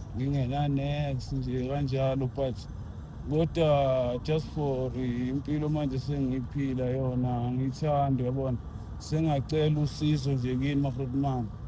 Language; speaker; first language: Zulu; native; Zulu